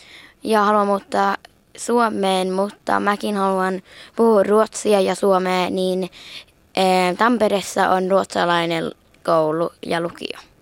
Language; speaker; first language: Finnish; early bilingual, heritage; Finnish